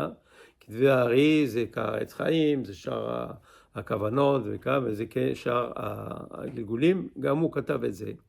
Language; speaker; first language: Hebrew; non-native, fluent; English